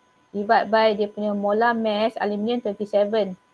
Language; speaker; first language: English; non-native, local second language; Malay